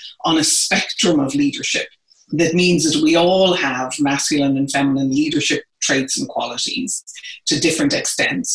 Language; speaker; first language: English; native; English